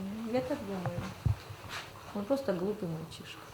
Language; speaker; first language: Russian; native; Russian